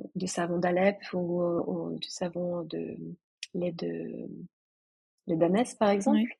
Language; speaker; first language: French; native; French